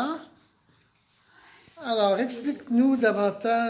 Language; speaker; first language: French; native; French